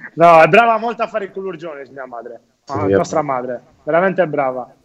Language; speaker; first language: Italian; native; Italian